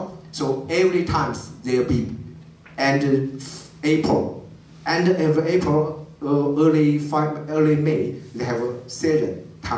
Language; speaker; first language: English; non-native, learner; Chinese